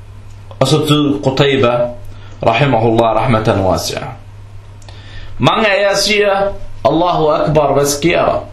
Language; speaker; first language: Danish; non-native, fluent; Arabic